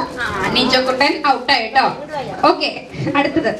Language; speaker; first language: Malayalam; native; Malayalam